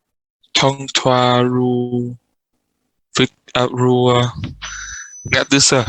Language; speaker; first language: Vietnamese; native; Vietnamese